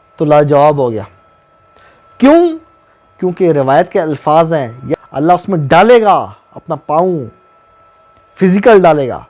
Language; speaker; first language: Urdu; non-native, local second language; Northern Hindko